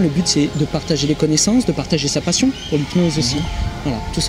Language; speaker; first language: French; native; French